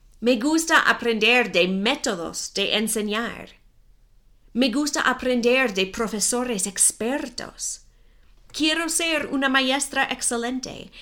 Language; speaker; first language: Spanish; non-native, fluent; English